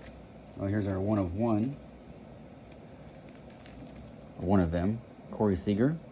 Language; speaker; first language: English; native; English